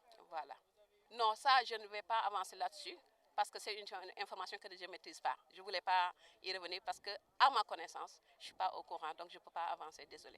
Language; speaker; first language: French; non-native, local second language; Wolof